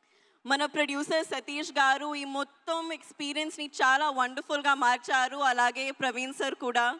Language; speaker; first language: Telugu; non-native, learner; Hindi